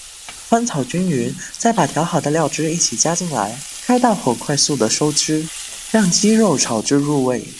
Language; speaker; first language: Chinese; native; Chinese